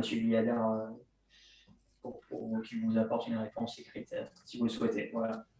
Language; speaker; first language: French; native; French